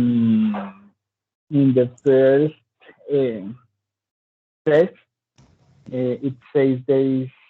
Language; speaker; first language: English; non-native, learner; Spanish